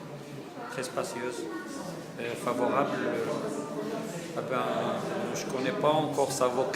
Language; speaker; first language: French; non-native, local second language; Arabic